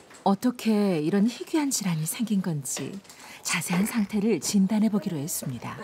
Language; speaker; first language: Korean; native; Korean